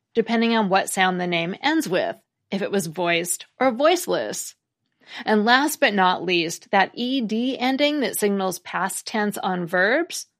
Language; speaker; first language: English; native; English